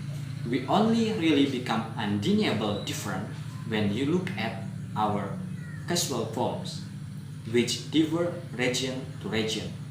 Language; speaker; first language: English; non-native, learner; Indonesian